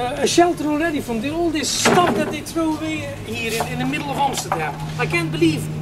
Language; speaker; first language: English; non-native, fluent; Dutch